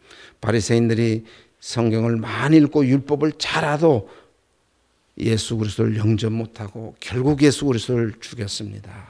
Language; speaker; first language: Korean; native; Korean